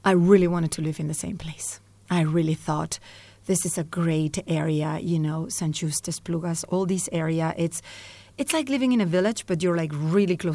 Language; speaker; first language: English; non-native, fluent; Spanish